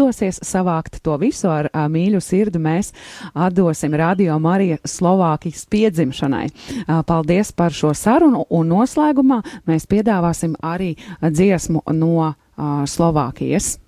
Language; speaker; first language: Latvian; native; Latvian